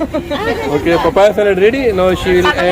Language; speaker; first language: English; non-native, learner; Urdu